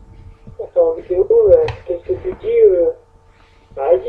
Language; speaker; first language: French; native; French